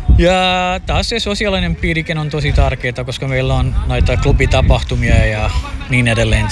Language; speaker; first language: Finnish; non-native, fluent; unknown